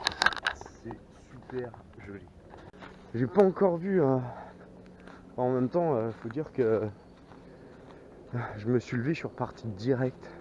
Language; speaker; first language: French; native; French